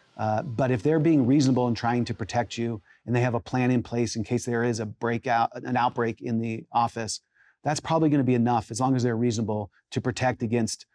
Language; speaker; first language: English; native; English